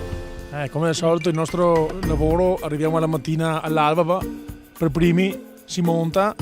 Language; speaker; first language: Italian; native; Italian